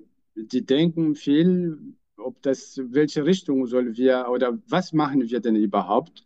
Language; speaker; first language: German; non-native, fluent; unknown